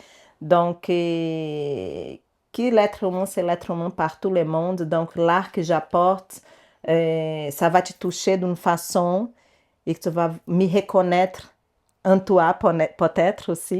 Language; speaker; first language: French; non-native, learner; Portuguese